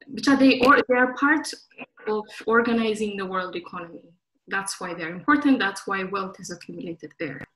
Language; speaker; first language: English; non-native, local second language; Amharic